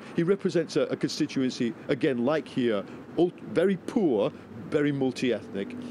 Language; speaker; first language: English; native; English